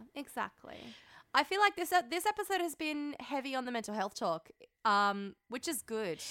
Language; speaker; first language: English; early bilingual, other home language; French